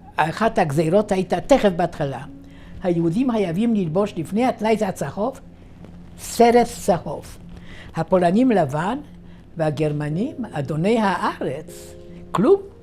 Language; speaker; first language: Hebrew; non-native, fluent; Yiddish